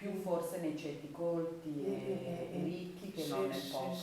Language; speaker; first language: Italian; native; Italian